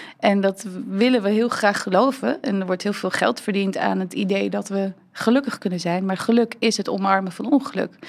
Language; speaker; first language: Dutch; early bilingual, heritage; Dutch